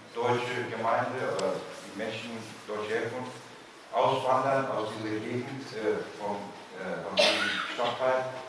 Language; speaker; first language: German; non-native, fluent; Turkish